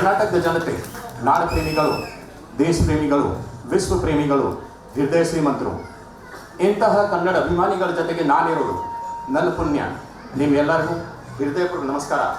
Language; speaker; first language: Kannada; non-native, fluent; Hindi